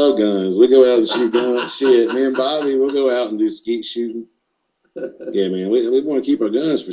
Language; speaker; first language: English; native; English